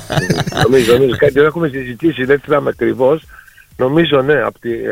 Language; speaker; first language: Greek; early bilingual, heritage; Greek